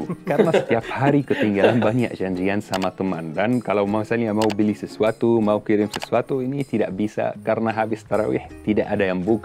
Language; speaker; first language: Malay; non-native, fluent; Arabic